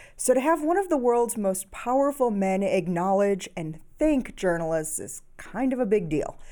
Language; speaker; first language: English; native; English